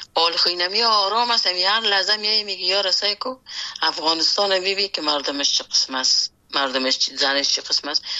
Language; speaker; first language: Persian; native; Persian